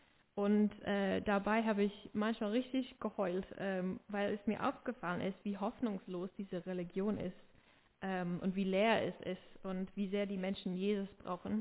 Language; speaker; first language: German; non-native, fluent; English